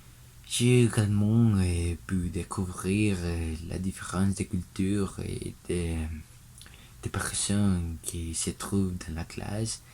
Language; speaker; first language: French; non-native, learner; Spanish